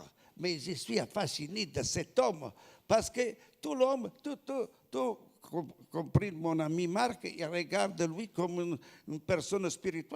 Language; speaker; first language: French; non-native, fluent; Italian